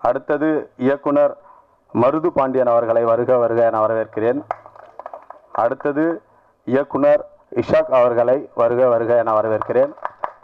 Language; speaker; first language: Tamil; native; Tamil